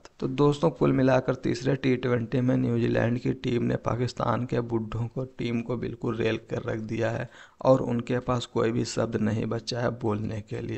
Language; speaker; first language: Hindi; native; Hindi